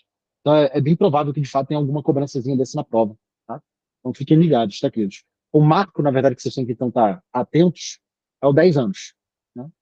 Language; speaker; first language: Portuguese; native; Portuguese